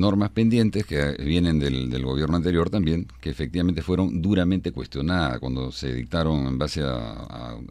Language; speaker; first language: Spanish; native; Spanish